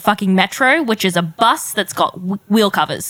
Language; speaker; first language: English; native; English